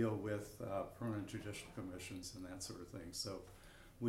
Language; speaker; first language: English; native; English